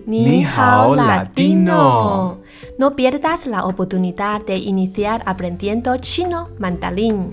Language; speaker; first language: Spanish; non-native, fluent; Chinese